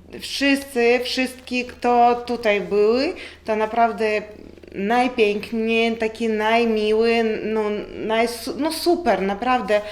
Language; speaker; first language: Polish; non-native, learner; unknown